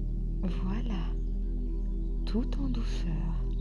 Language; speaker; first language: French; native; French